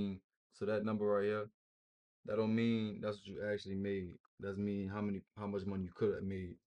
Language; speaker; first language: English; native; English